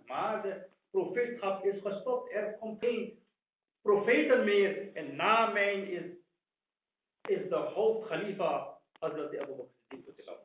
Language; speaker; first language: Dutch; non-native, fluent; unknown